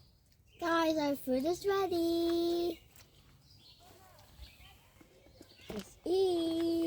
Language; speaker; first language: English; early bilingual, other home language; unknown